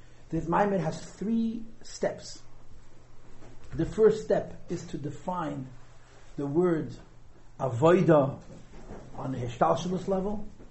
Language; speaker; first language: English; native; English